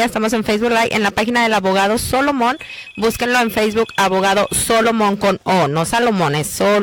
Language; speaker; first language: Spanish; native; Spanish